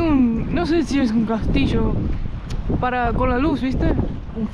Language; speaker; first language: Spanish; native; Spanish